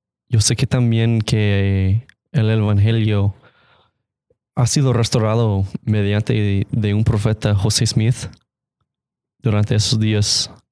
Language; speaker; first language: Spanish; non-native, fluent; English